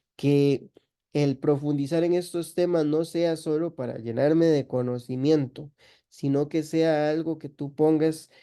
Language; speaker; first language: Spanish; native; Spanish